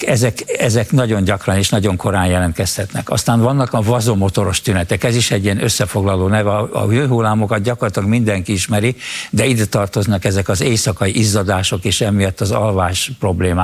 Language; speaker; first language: Hungarian; native; Hungarian